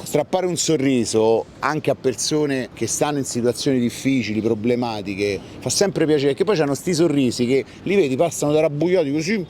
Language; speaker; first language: Italian; native; Italian